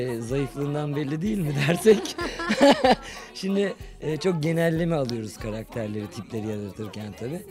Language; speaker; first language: Turkish; native; Turkish